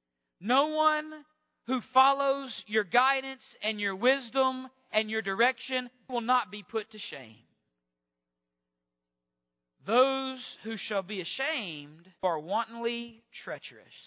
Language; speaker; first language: English; native; English